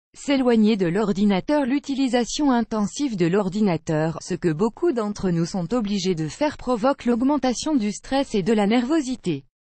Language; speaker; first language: French; native; French